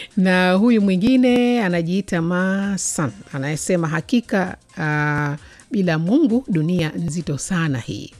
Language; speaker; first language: Swahili; native; Swahili